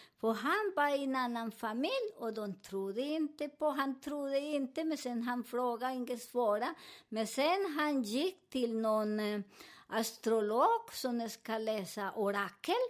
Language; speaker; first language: Swedish; non-native, learner; Spanish